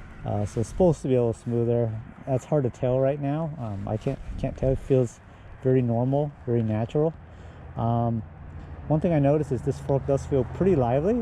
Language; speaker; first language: English; native; English